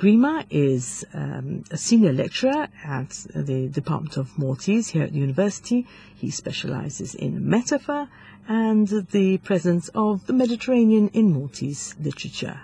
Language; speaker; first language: English; non-native, local second language; Maltese